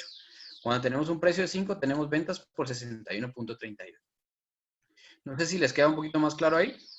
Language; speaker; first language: Spanish; native; Spanish